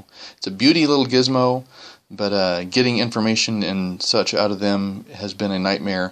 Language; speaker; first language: English; native; English